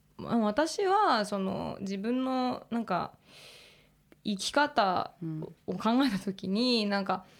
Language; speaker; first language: Japanese; native; Japanese